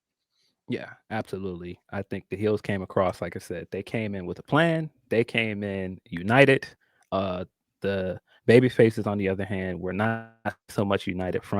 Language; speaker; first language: English; native; English